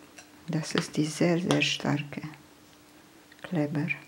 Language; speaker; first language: German; non-native, fluent; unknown